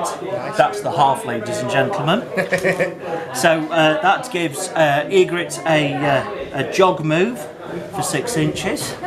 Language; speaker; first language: English; native; English